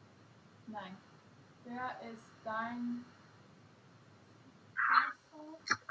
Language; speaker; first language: German; non-native, learner; English